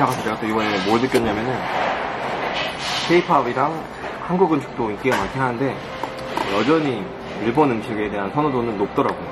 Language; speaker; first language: Korean; native; Korean